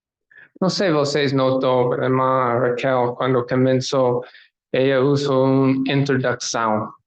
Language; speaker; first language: Portuguese; non-native, learner; English